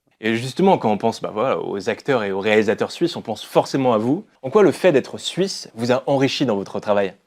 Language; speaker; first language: French; native; French